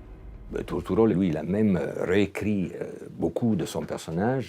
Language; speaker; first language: French; non-native, fluent; Italian